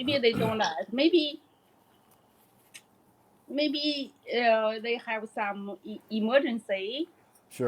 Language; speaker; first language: English; non-native, learner; Chinese